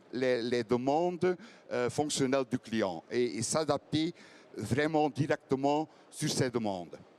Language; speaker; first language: French; non-native, fluent; Dutch